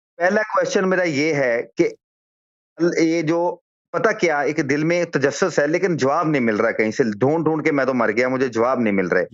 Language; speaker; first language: Urdu; non-native, local second language; Punjabi